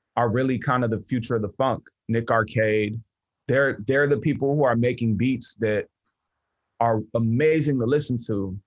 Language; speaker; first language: English; native; English